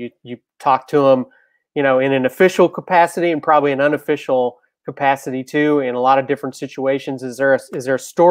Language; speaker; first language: English; native; English